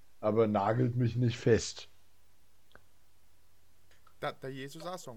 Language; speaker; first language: German; native; German